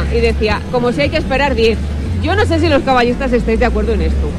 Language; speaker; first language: Spanish; native; Spanish